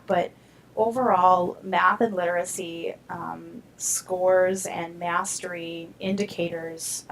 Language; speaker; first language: English; native; English